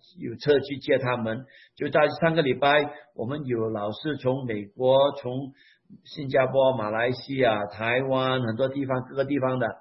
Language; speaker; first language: Chinese; non-native, local second language; Hakka Chinese